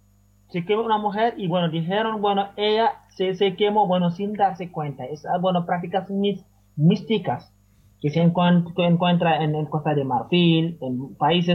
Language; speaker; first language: Spanish; non-native, fluent; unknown